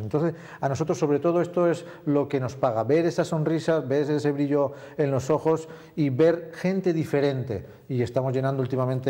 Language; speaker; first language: Spanish; native; Spanish